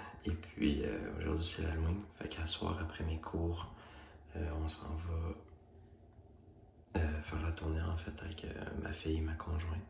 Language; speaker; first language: French; native; French